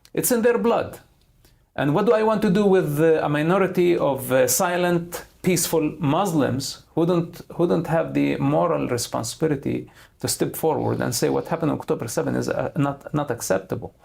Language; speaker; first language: English; non-native, fluent; Arabic